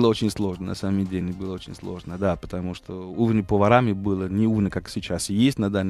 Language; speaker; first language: Russian; non-native, fluent; Italian